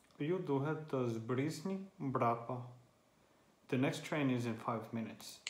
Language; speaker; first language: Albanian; non-native, learner; Finnish